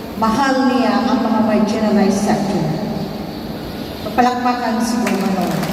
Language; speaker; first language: Cebuano; non-native, local second language; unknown